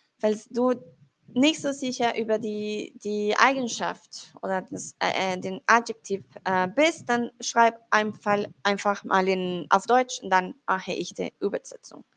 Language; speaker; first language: German; non-native, fluent; Spanish